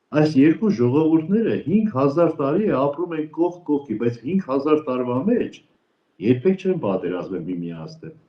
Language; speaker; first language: Armenian; native; Armenian